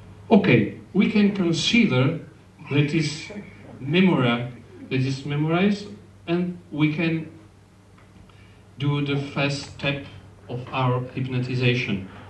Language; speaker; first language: English; non-native, fluent; Czech